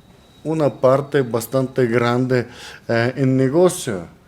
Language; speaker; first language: Spanish; non-native, learner; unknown